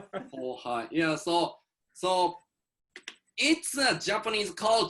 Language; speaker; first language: English; non-native, learner; Japanese